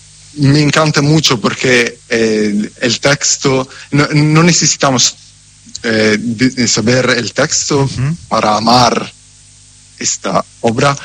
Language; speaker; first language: Spanish; non-native, fluent; Italian